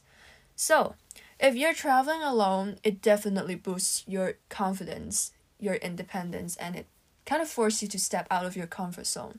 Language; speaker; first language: English; non-native, local second language; Cantonese